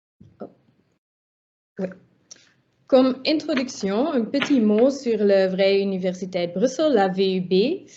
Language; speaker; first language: French; non-native, local second language; Dutch